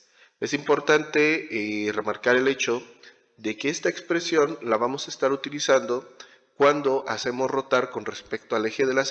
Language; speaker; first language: Spanish; native; Spanish